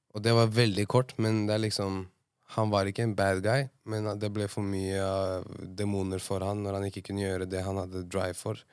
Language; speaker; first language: Norwegian; native; Norwegian